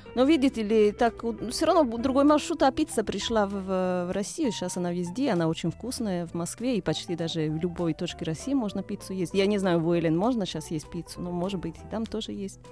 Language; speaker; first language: Russian; non-native, fluent; Italian